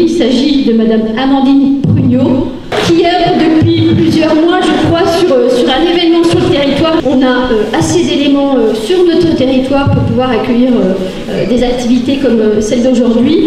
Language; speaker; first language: French; native; French